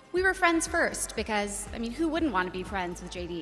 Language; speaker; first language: English; native; English